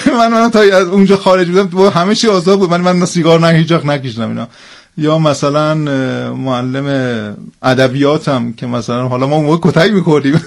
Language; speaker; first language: Persian; early bilingual, heritage; Persian